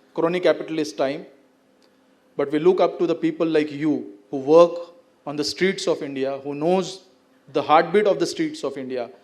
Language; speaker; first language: English; non-native, local second language; Marathi